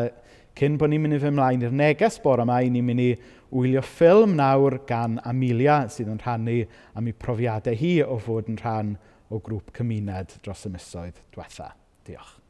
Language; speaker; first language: Welsh; native; Welsh